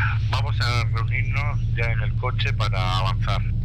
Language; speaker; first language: Spanish; native; Spanish